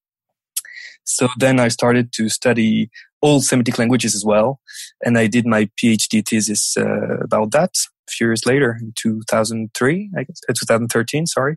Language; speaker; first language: English; non-native, fluent; French